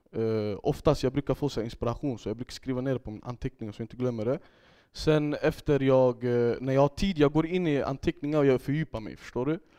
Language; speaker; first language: Swedish; early bilingual, other home language; Kurdish